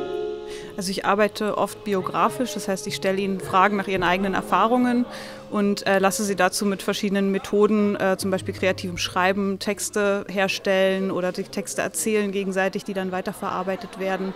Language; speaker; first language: German; native; German